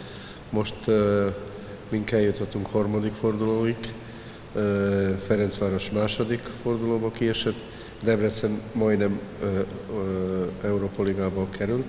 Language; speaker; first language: Hungarian; non-native, fluent; Serbian